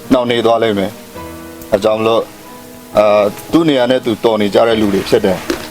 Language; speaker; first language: Burmese; non-native, local second language; Western Kayah